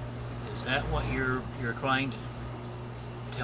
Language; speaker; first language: English; native; English